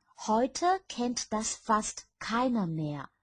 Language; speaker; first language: German; non-native, fluent; Chinese